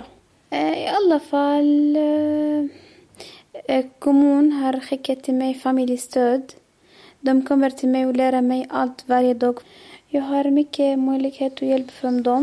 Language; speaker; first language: Swedish; non-native, learner; Arabic